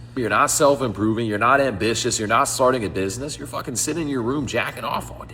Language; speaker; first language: English; native; English